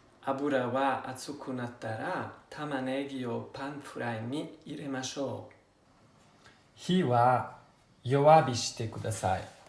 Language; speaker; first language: Japanese; non-native, learner; Italian